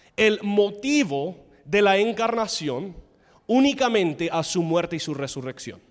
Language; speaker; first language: Spanish; non-native, fluent; English